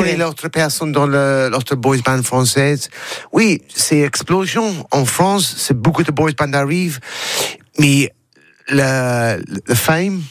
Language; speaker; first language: French; non-native, learner; English